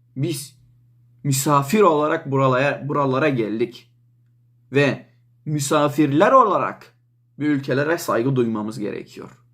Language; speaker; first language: Turkish; non-native, local second language; Kurdish